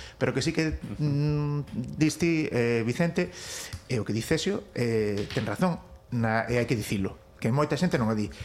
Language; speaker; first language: Galician; native; Galician